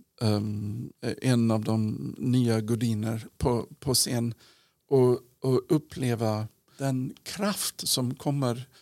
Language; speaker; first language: Swedish; non-native, fluent; English